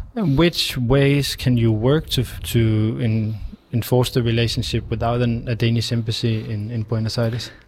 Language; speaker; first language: English; non-native, fluent; Danish